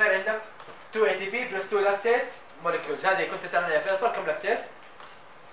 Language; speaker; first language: Arabic; native; Arabic